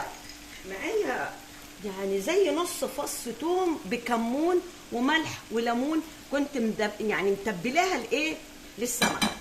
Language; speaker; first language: Arabic; native; Arabic